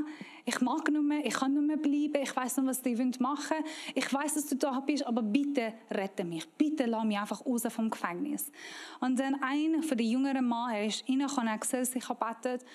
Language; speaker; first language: German; non-native, learner; Persian